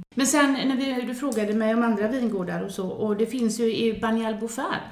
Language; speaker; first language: Swedish; native; Swedish